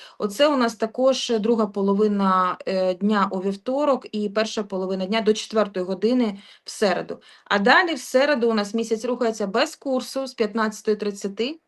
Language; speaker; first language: Ukrainian; native; Ukrainian